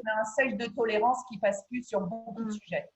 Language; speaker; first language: French; native; French